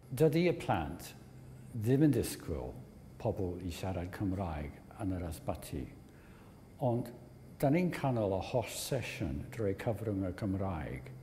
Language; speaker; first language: Welsh; non-native, fluent; English